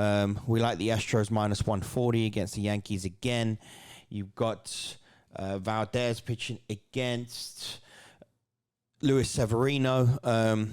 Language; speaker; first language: English; native; English